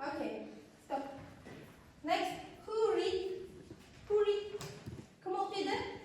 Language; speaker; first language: English; non-native, learner; Kazakh